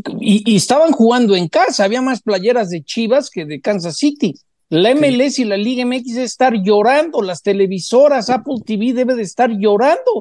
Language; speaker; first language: Spanish; native; Spanish